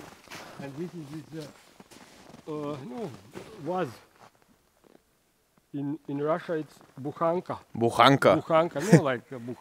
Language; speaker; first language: English; non-native, learner; Latvian